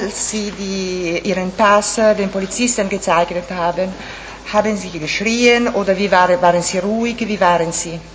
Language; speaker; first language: German; non-native, local second language; Italian